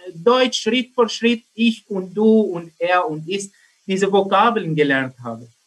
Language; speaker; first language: German; non-native, learner; Arabic